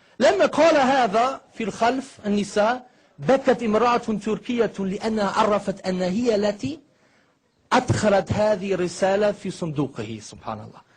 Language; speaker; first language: Egyptian Arabic; non-native, fluent; German